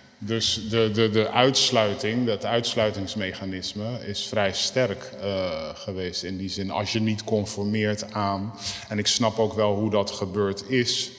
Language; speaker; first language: Dutch; native; Dutch